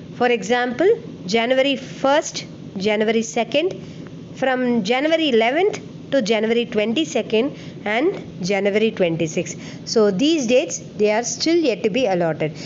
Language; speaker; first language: English; non-native, local second language; Tamil